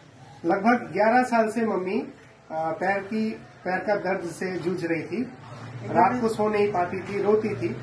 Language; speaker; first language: Hindi; non-native, local second language; Bangla